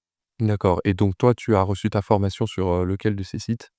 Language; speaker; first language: French; native; French